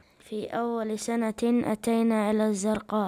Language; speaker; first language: Arabic; early bilingual, other home language; Chechen